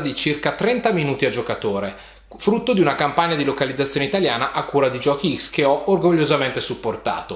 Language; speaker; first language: Italian; native; Italian